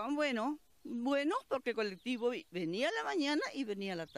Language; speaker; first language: Spanish; native; Spanish